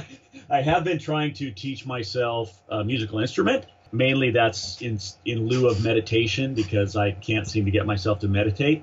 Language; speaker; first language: English; native; English